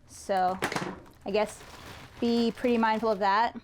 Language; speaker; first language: English; native; English